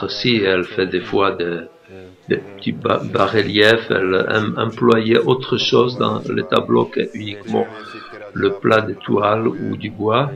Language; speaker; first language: French; non-native, fluent; Czech